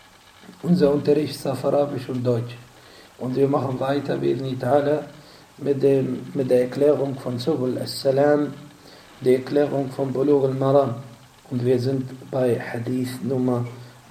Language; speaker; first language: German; non-native, fluent; Arabic